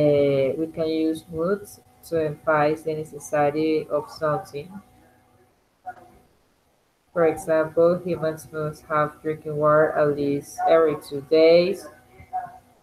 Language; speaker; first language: English; non-native, learner; Spanish